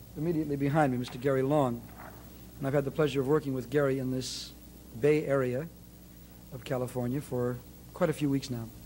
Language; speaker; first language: English; native; English